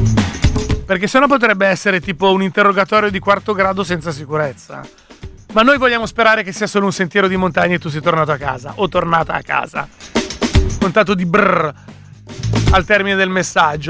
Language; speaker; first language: Italian; native; Italian